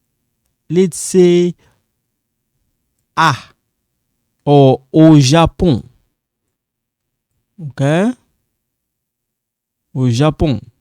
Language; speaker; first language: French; non-native, local second language; Lingala